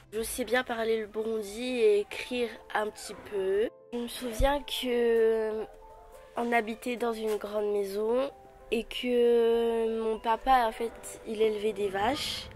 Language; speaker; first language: French; early bilingual, other home language; Rundi